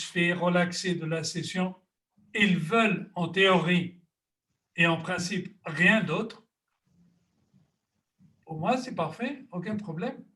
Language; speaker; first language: French; non-native, fluent; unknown